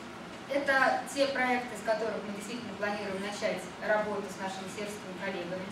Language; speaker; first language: Russian; native; Russian